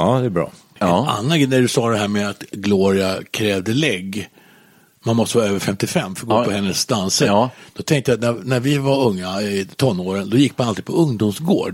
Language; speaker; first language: Swedish; native; Swedish